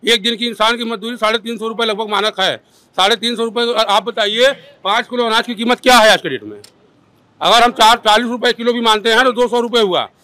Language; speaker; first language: Hindi; native; Hindi